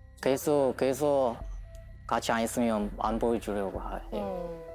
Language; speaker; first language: Korean; non-native, learner; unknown